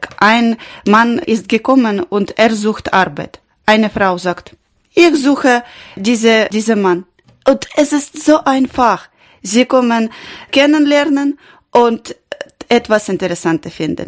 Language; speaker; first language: German; non-native, learner; Ukrainian